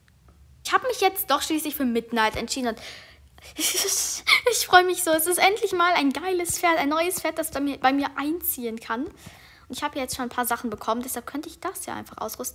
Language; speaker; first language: German; native; German